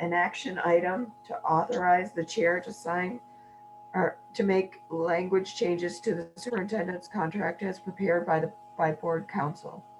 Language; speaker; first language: English; native; English